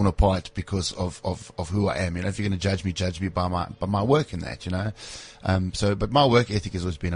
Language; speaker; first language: English; native; English